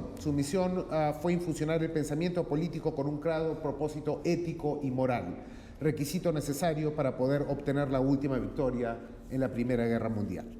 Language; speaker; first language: Spanish; native; Spanish